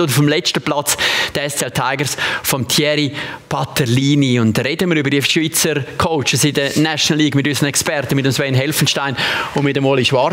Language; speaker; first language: German; native; German